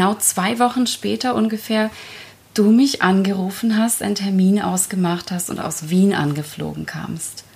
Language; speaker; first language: German; early bilingual, other home language; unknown